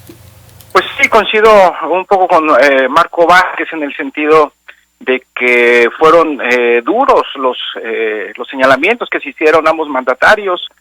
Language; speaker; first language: Spanish; native; Spanish